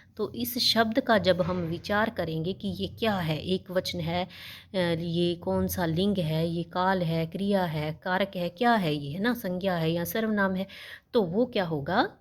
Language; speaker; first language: Hindi; non-native, local second language; Punjabi